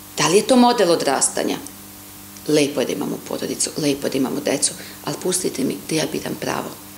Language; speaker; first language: Serbian; non-native, local second language; Hungarian